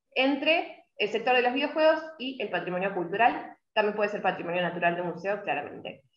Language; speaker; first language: Spanish; native; Spanish